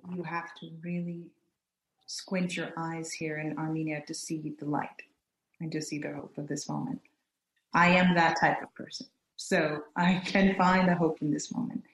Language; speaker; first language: English; early bilingual, other home language; Turkish